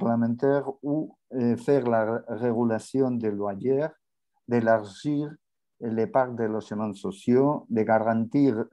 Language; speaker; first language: French; non-native, learner; Spanish